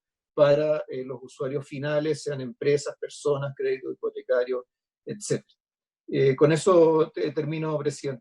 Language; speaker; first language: Spanish; native; Spanish